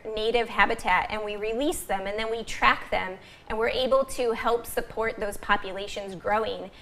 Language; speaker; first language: English; native; English